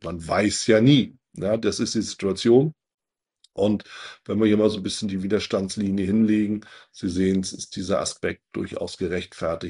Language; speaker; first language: German; native; German